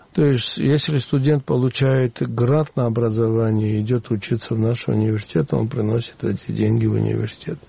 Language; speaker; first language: Russian; non-native, local second language; Georgian